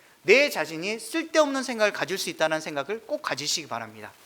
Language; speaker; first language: Korean; native; Korean